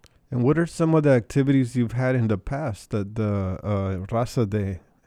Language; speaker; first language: English; early bilingual, other home language; Spanish